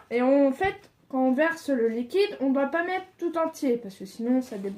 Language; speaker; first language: French; native; French